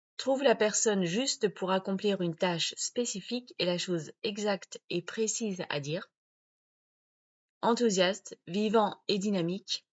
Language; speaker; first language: French; native; French